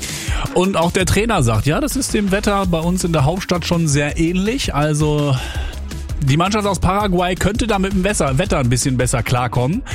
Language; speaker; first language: German; native; German